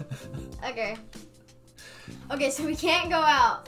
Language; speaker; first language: English; native; English